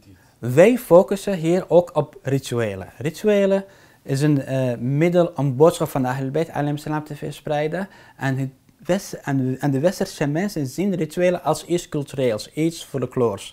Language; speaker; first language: Dutch; non-native, fluent; Arabic